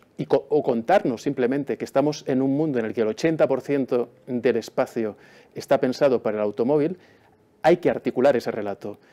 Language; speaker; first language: Spanish; native; Spanish